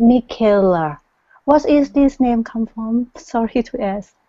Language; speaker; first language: English; non-native, learner; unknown